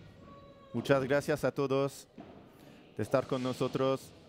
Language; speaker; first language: Spanish; non-native, learner; French